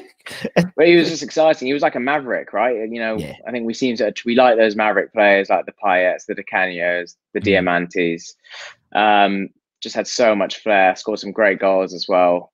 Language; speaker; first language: English; native; English